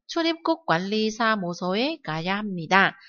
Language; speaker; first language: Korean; non-native, fluent; Vietnamese